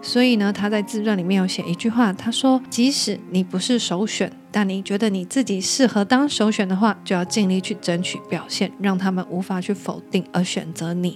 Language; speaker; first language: Chinese; native; Chinese